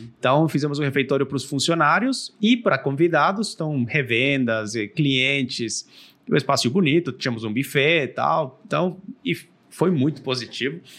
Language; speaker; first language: Portuguese; non-native, fluent; Spanish